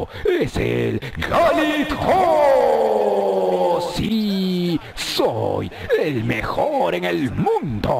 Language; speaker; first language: Spanish; native; Spanish